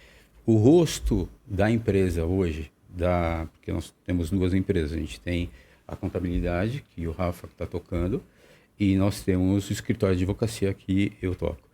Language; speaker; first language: Portuguese; native; Portuguese